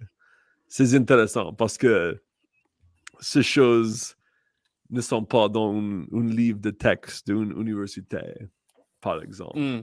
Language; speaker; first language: French; non-native, learner; English